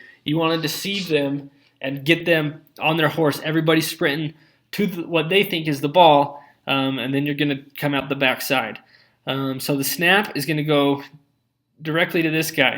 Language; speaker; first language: English; native; English